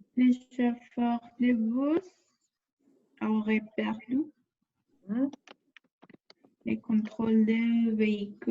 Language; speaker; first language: French; non-native, learner; Spanish